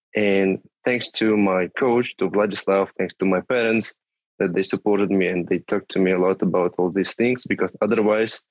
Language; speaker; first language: English; non-native, fluent; Russian